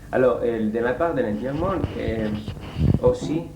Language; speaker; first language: French; non-native, learner; Spanish